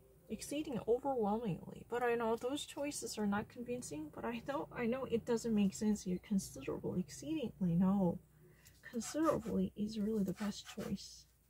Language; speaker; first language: English; non-native, learner; Korean